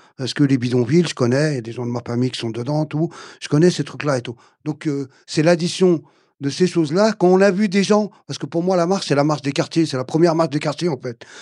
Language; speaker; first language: French; early bilingual, other home language; Arabic